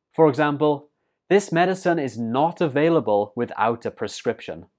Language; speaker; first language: English; native; English